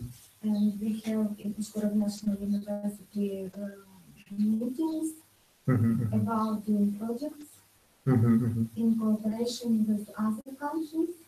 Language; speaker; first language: English; non-native, learner; Ukrainian